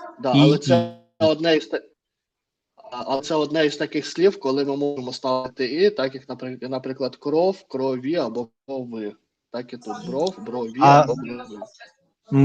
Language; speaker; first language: Ukrainian; non-native, fluent; Russian